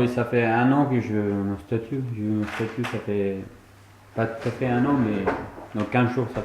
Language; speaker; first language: French; non-native, fluent; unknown